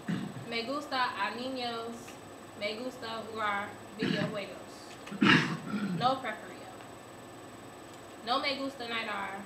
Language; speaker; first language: Spanish; non-native, learner; English